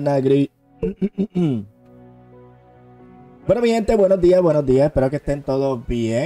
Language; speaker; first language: Spanish; native; Spanish